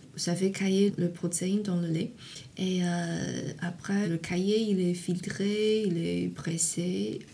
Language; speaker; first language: French; non-native, fluent; Chinese